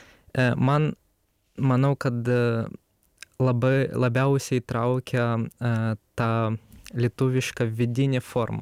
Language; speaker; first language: Lithuanian; non-native, fluent; Ukrainian